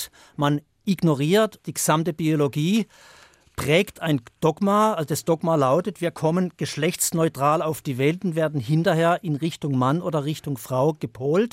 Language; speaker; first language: German; native; German